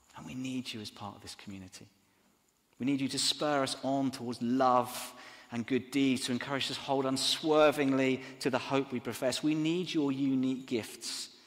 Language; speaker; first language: English; native; English